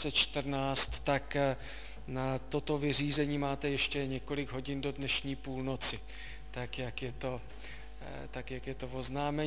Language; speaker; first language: Czech; native; Czech